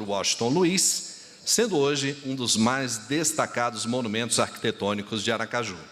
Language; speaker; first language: Portuguese; native; Portuguese